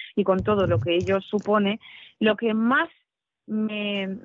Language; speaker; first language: Spanish; non-native, fluent; Russian